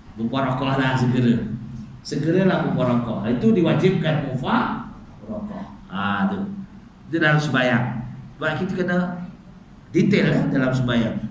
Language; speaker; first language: Malay; native; Malay